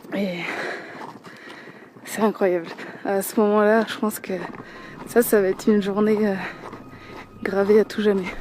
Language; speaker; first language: French; native; French